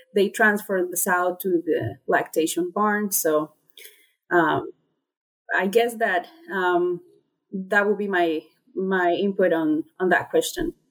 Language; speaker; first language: English; non-native, fluent; Spanish